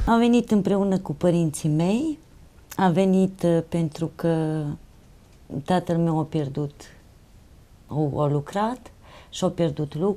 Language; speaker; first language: Romanian; non-native, local second language; Romany